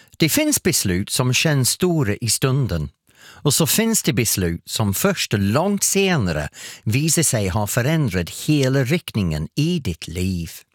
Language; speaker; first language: Swedish; non-native, fluent; English